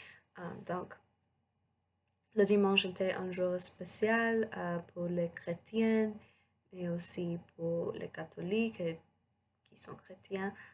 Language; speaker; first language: French; non-native, learner; English